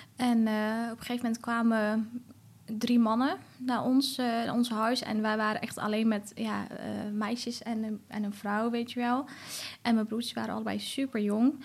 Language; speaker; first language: Dutch; early bilingual, other home language; Arabic